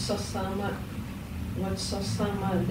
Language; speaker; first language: Japanese; non-native, learner; Portuguese